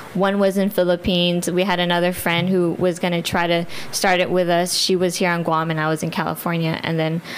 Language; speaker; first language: English; early bilingual, other home language; Filipino